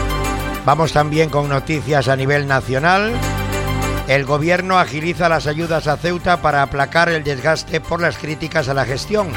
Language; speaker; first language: Spanish; native; Spanish